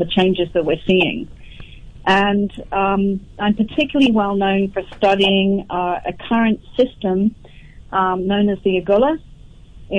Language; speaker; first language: English; native; English